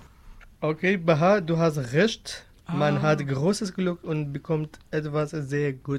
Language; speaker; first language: German; non-native, learner; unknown